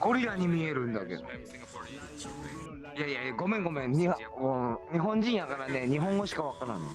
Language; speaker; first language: Japanese; native; Japanese